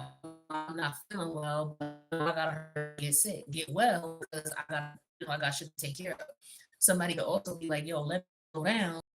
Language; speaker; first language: English; native; English